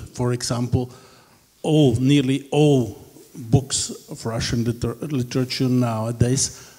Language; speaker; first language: English; non-native, fluent; German